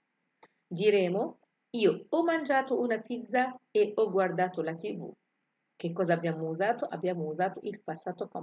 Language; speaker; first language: Italian; non-native, fluent; Arabic